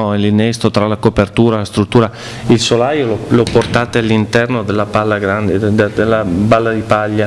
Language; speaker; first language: Italian; native; Italian